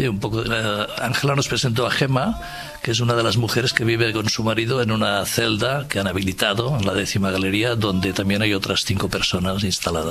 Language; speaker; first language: Spanish; native; Spanish